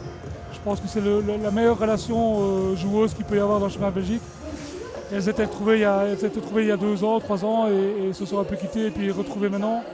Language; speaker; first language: French; native; French